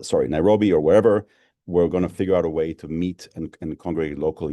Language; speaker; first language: English; native; English